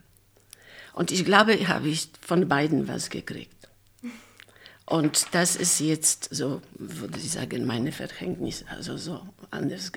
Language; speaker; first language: German; non-native, fluent; Polish